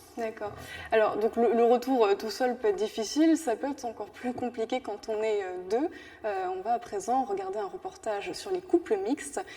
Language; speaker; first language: French; native; French